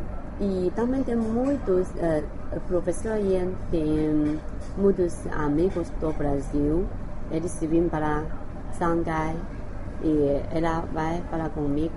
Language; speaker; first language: Portuguese; non-native, learner; Chinese